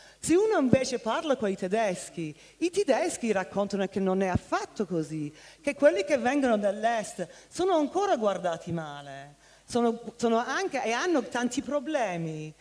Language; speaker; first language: Italian; non-native, fluent; English